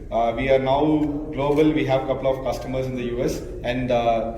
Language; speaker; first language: English; non-native, local second language; Tamil